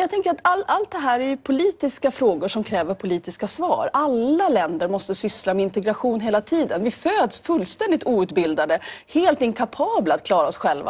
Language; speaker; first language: Swedish; native; Swedish